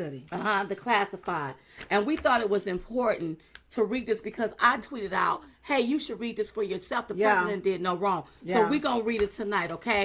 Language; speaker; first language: English; native; English